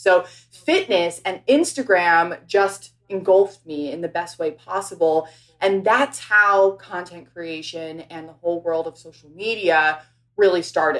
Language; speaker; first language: English; native; English